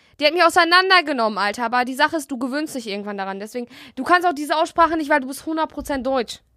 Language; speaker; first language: German; early bilingual, other home language; Russian